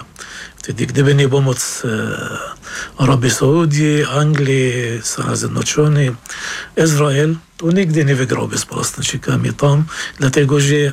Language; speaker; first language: Polish; non-native, fluent; Arabic